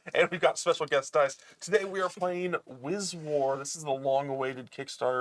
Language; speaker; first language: English; native; English